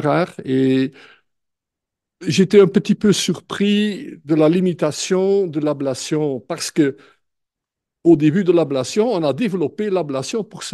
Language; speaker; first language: French; non-native, local second language; Dutch